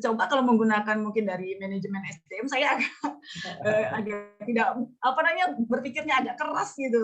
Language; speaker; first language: Indonesian; native; Indonesian